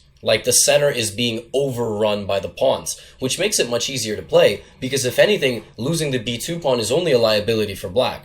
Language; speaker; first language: English; native; English